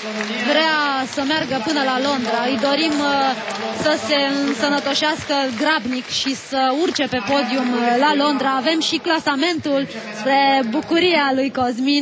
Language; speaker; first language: Romanian; native; Romanian